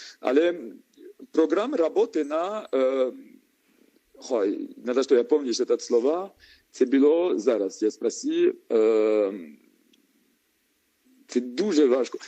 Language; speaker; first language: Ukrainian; non-native, learner; French